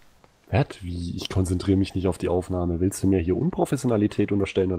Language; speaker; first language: German; native; German